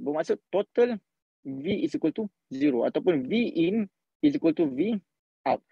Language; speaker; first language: English; non-native, local second language; Malay